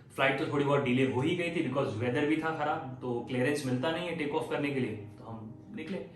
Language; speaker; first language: Hindi; non-native, local second language; Nepali